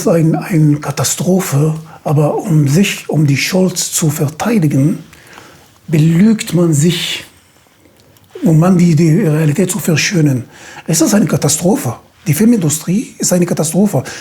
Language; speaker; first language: German; non-native, fluent; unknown